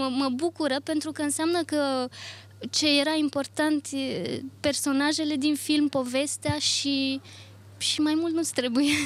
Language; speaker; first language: Romanian; early bilingual, other home language; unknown